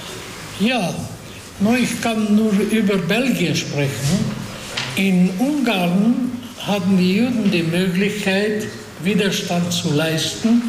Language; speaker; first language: German; non-native, fluent; Hungarian